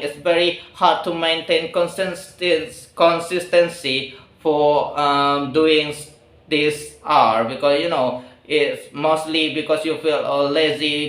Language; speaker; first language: English; non-native, learner; Indonesian